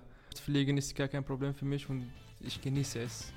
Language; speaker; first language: German; non-native, fluent; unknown